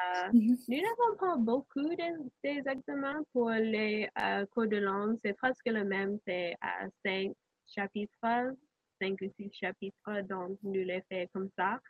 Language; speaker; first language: French; non-native, learner; English